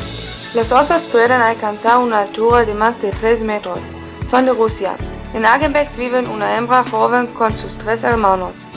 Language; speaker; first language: Spanish; non-native, learner; German